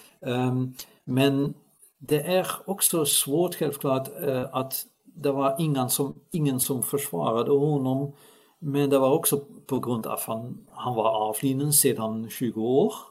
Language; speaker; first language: Swedish; non-native, fluent; Dutch